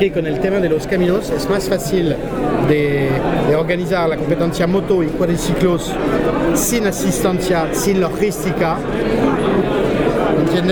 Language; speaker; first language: Spanish; non-native, fluent; French